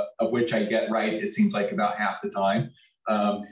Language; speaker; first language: English; native; English